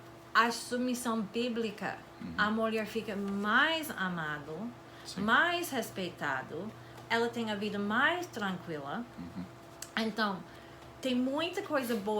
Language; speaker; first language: Portuguese; non-native, fluent; English